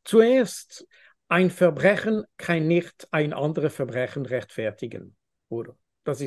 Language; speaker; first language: German; non-native, fluent; French